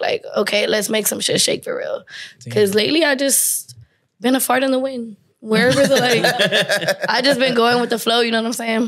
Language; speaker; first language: English; native; English